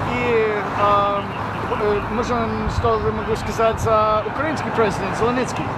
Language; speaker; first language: Russian; non-native, learner; English